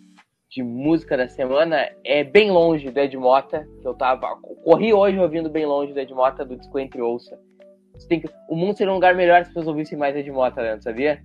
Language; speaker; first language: Portuguese; native; Portuguese